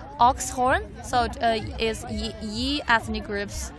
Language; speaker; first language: English; non-native, fluent; Chinese